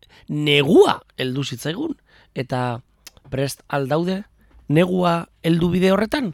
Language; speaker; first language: Basque; native; Basque